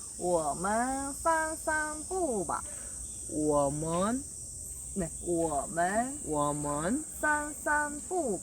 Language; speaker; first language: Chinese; non-native, fluent; Korean